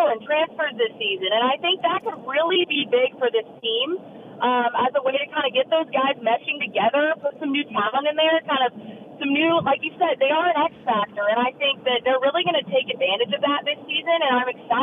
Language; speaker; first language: English; native; English